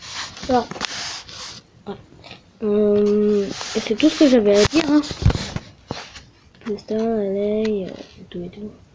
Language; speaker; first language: French; native; French